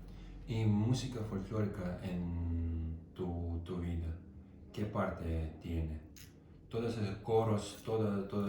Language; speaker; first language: Spanish; non-native, fluent; Russian